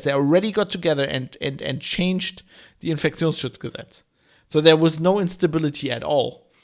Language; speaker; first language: English; non-native, fluent; German